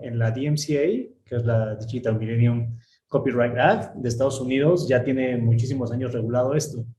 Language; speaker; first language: Spanish; native; Spanish